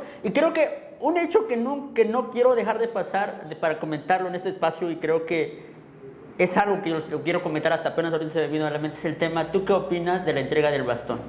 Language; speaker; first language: Spanish; native; Spanish